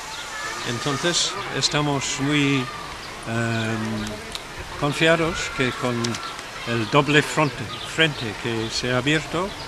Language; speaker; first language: Spanish; non-native, fluent; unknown